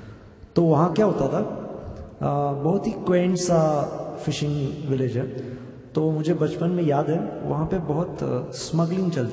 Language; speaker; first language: Hindi; non-native, local second language; Marathi